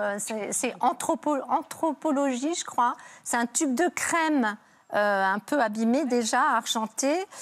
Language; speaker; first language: French; native; French